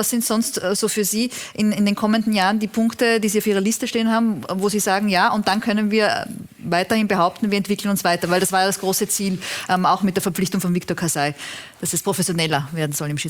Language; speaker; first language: German; native; German